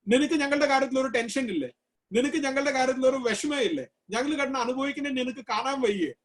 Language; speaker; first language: Malayalam; early bilingual, heritage; Malayalam